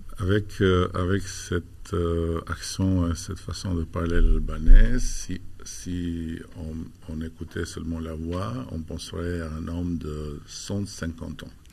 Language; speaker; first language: French; non-native, fluent; Albanian